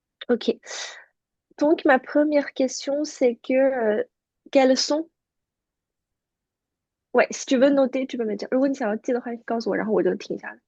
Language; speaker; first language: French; non-native, fluent; Chinese